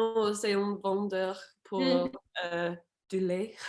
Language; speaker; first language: French; non-native, fluent; English